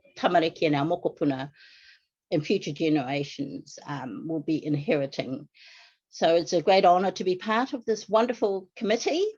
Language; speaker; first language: English; non-native, local second language; Māori